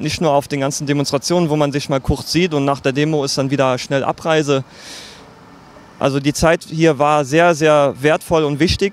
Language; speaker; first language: German; native; German